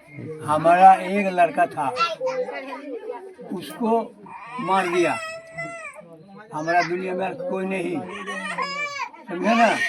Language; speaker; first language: Hindi; non-native, local second language; Bangla